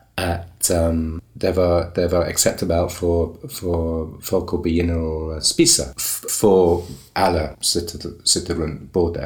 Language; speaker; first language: Norwegian; non-native, learner; English